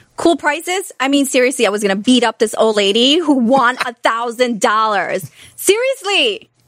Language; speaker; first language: English; non-native, fluent; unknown